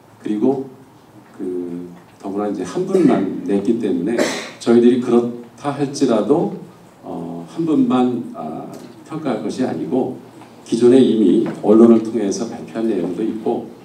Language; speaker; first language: Korean; native; Korean